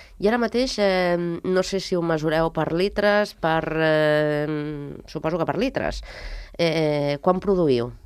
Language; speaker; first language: Catalan; native; Catalan